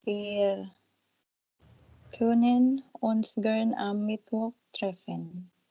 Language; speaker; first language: German; non-native, learner; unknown